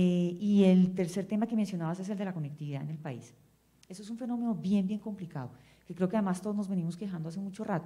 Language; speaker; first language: Spanish; native; Spanish